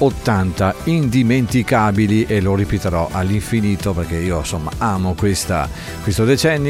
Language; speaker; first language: Italian; native; Italian